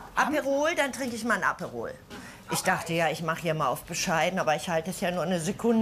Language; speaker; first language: German; native; German